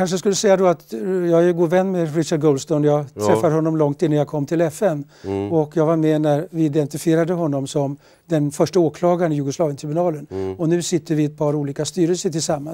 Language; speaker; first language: Swedish; native; Swedish